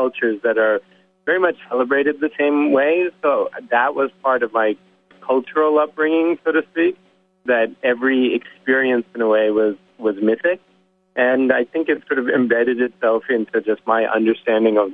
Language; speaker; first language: English; native; English